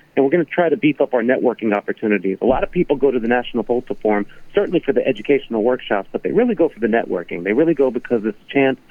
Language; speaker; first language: English; native; English